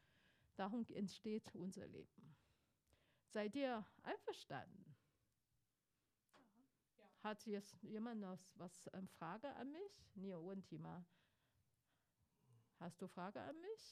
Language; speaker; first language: German; non-native, fluent; Chinese